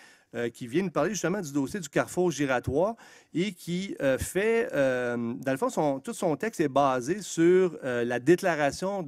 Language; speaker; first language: French; native; French